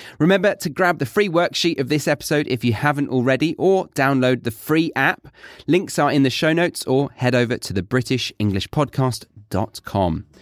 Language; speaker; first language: English; native; English